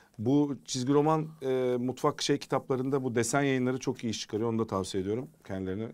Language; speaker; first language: Turkish; native; Turkish